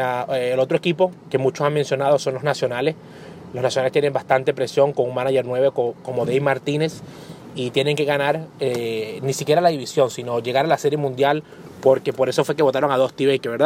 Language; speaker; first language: Spanish; early bilingual, heritage; Spanish